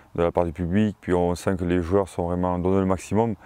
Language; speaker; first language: French; native; French